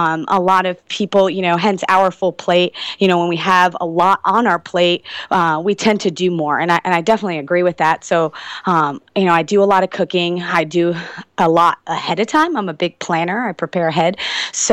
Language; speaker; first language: English; native; English